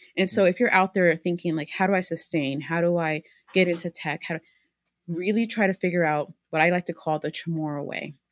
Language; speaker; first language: English; early bilingual, other home language; Spanish